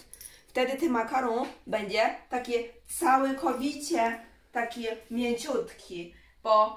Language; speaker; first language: Polish; non-native, learner; Chinese